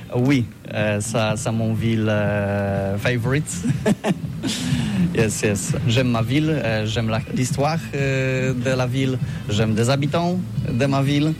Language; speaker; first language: French; non-native, learner; Polish